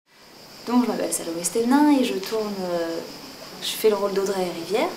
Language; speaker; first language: French; native; French